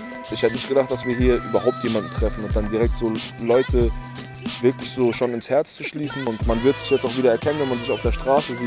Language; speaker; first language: German; native; German